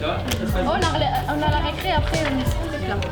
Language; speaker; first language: French; native; French